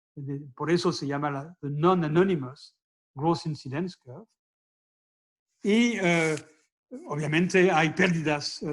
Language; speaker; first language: Spanish; non-native, fluent; French